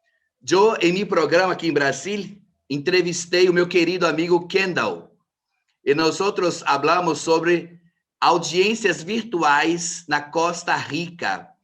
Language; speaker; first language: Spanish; non-native, fluent; Portuguese